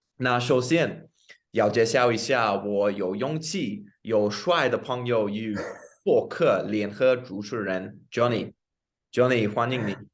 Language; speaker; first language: Chinese; non-native, learner; English